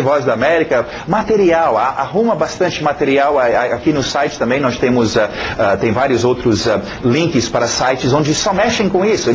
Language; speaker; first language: Portuguese; non-native, fluent; English